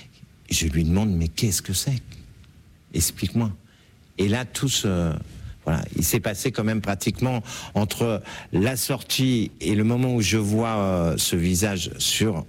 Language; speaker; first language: French; native; French